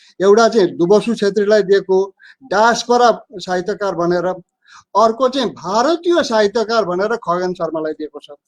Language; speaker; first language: Nepali; native; Nepali